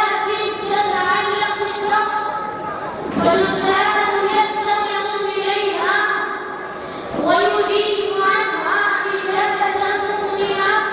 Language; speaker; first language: Arabic; non-native, learner; Urdu